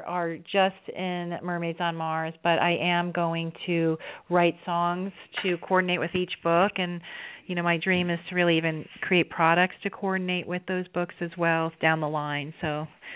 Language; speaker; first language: English; native; English